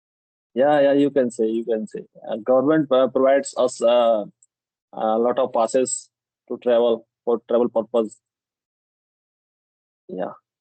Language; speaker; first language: English; non-native, local second language; Hindi